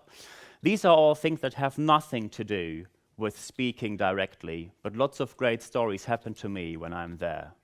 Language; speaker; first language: English; non-native, fluent; German